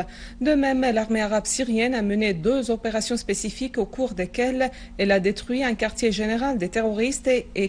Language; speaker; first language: French; non-native, fluent; Arabic